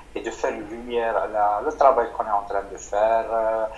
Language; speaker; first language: French; non-native, local second language; Arabic